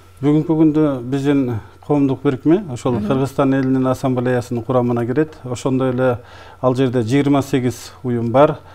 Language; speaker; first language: Kyrgyz; non-native, local second language; Tajik